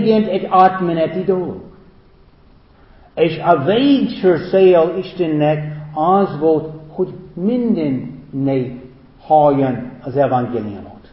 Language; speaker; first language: Hungarian; non-native, fluent; English